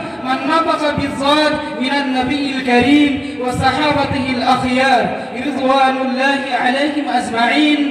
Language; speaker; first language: Arabic; non-native, learner; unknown